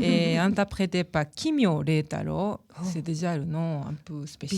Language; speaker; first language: French; non-native, learner; Japanese